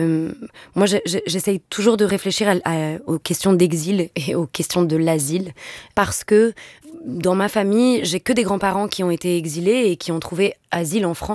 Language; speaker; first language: French; native; French